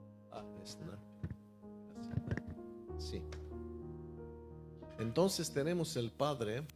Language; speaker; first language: Spanish; non-native, fluent; Bulgarian